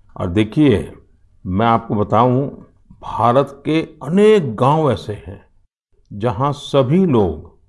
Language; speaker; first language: Hindi; non-native, local second language; Gujarati